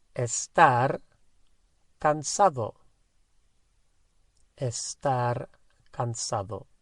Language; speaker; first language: Spanish; non-native, fluent; English